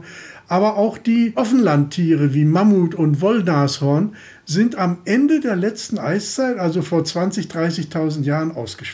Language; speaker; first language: German; native; German